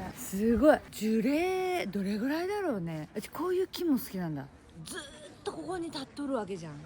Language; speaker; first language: Japanese; native; Japanese